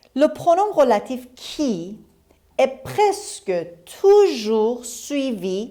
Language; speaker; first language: French; non-native, fluent; Persian